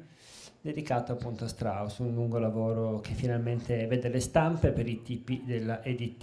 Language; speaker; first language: Italian; native; Italian